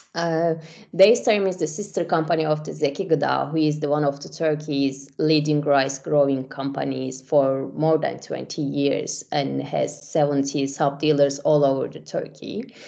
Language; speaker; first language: English; non-native, fluent; Turkish